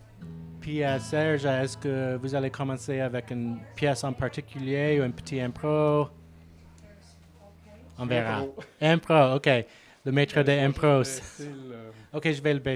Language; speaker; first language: French; non-native, local second language; English